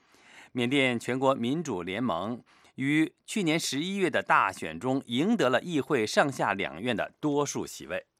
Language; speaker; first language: Chinese; native; Chinese